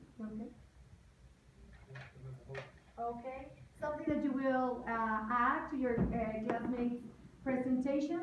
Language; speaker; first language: English; non-native, fluent; Spanish